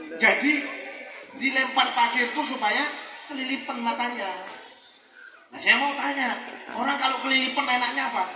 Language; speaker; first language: Indonesian; non-native, local second language; Javanese